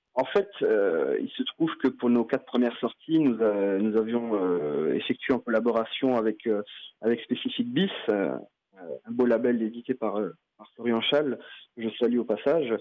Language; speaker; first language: French; native; French